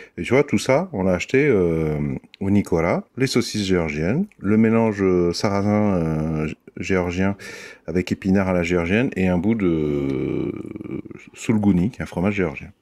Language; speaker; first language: French; native; French